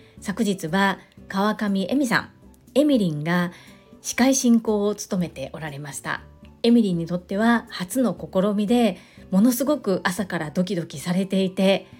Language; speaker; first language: Japanese; native; Japanese